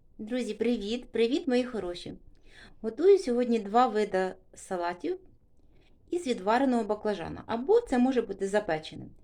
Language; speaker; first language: Ukrainian; non-native, local second language; Russian